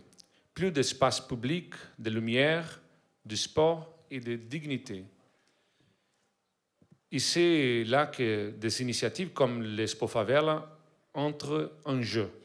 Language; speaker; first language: French; non-native, learner; Portuguese